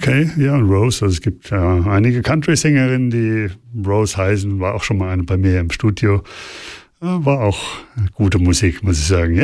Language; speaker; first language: German; native; German